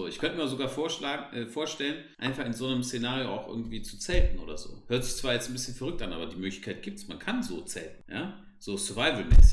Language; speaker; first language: German; native; German